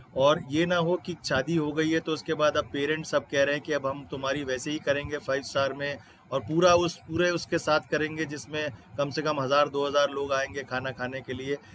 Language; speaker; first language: Hindi; native; Hindi